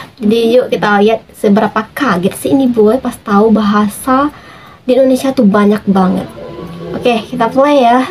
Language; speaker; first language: Indonesian; native; Indonesian